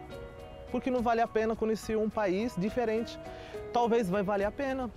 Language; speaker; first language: Portuguese; non-native, learner; Arabic